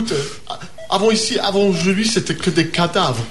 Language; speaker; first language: French; non-native, fluent; English